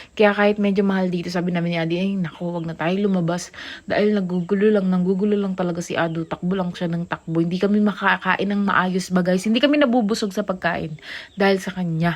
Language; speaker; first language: Filipino; native; Filipino